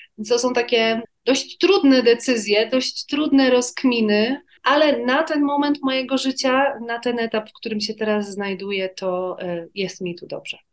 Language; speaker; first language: Polish; native; Polish